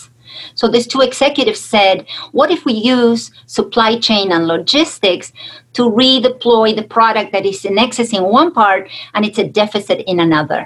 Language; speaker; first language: English; non-native, fluent; Spanish